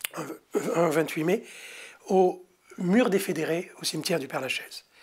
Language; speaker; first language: French; native; French